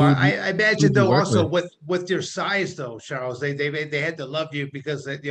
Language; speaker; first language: English; native; English